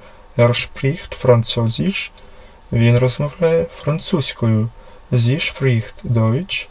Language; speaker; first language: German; non-native, fluent; Ukrainian